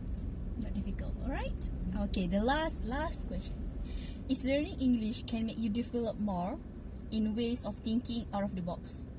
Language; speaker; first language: English; non-native, local second language; Malay